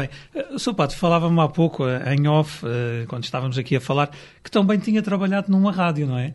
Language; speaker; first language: Portuguese; native; Portuguese